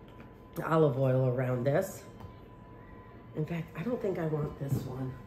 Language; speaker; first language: English; native; English